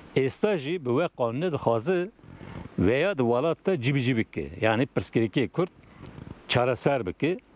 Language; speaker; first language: Kurdish; non-native, local second language; Turkish